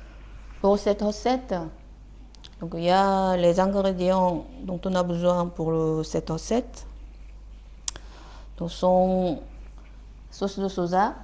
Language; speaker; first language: French; non-native, fluent; Korean